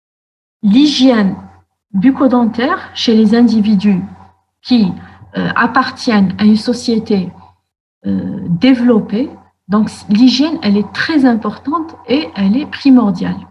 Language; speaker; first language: French; non-native, local second language; Arabic